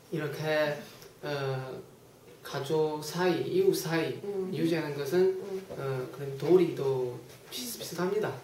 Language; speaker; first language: Korean; non-native, fluent; Chinese